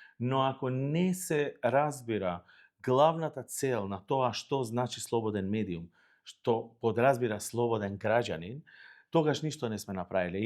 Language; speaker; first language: Macedonian; non-native, local second language; Albanian